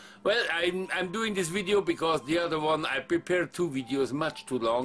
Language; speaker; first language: English; non-native, fluent; German